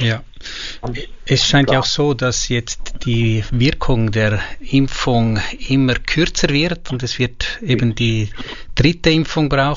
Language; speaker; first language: German; native; German